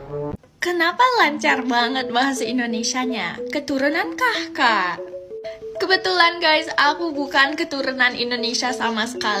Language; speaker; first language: Indonesian; non-native, fluent; English